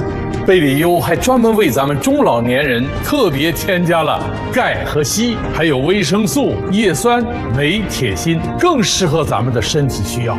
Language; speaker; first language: Chinese; native; Chinese